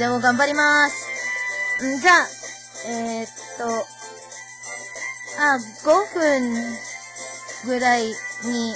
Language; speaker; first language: Japanese; non-native, learner; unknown